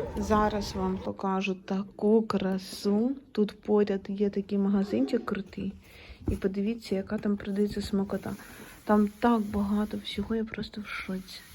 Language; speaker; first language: Ukrainian; non-native, local second language; Russian